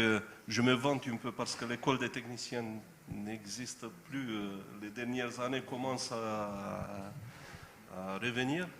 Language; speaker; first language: French; non-native, fluent; Romanian